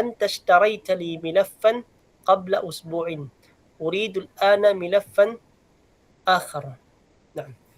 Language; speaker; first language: Arabic; non-native, fluent; Filipino